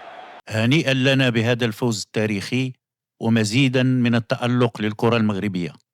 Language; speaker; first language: Arabic; native; Arabic